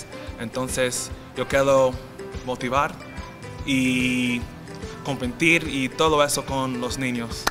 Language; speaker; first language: Spanish; non-native, learner; English